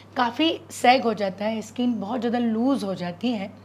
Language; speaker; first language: Hindi; native; Hindi